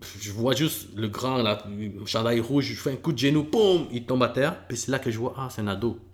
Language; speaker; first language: French; early bilingual, other home language; Spanish